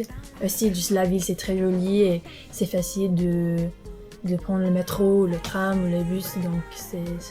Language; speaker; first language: French; non-native, fluent; English